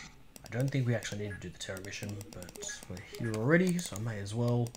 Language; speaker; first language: English; native; English